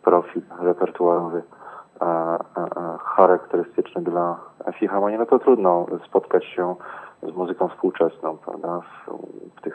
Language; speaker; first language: Polish; native; Polish